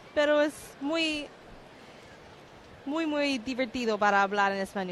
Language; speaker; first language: Spanish; non-native, learner; English